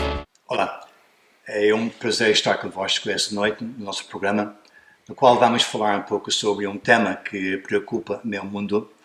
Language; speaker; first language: Portuguese; non-native, fluent; English